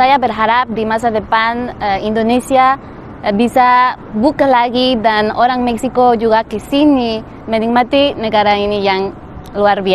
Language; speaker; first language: Indonesian; non-native, fluent; Spanish